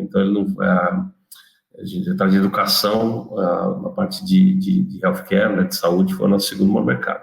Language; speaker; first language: Portuguese; native; Portuguese